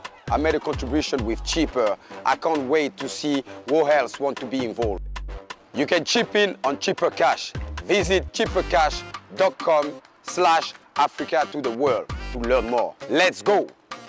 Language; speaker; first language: English; non-native, fluent; French